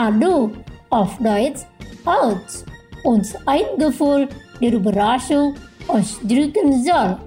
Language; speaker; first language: German; non-native, fluent; Indonesian